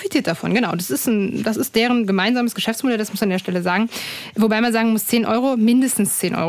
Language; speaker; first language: German; native; German